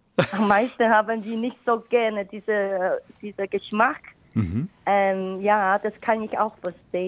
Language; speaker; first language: German; non-native, learner; Chinese